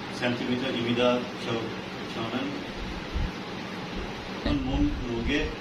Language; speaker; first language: Korean; non-native, learner; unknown